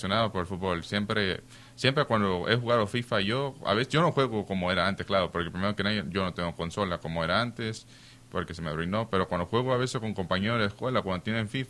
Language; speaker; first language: Spanish; early bilingual, heritage; Spanish